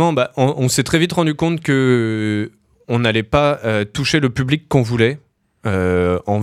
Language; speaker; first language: French; native; French